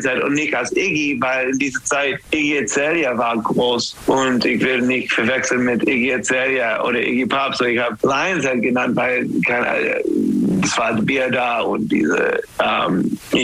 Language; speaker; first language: German; non-native, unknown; English